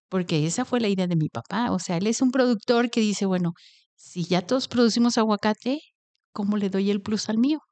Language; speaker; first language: Spanish; native; Spanish